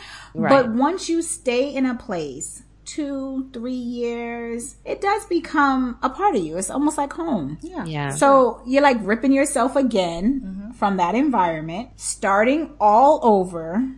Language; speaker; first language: English; native; English